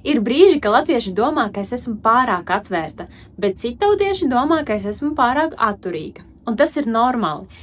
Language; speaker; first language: Latvian; non-native, local second language; Russian